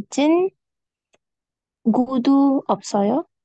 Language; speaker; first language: Korean; non-native, learner; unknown